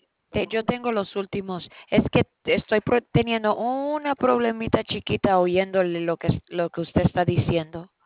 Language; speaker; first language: Spanish; early bilingual, heritage; Spanish